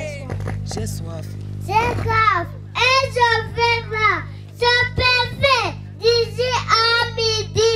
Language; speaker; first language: French; non-native, learner; Kinyarwanda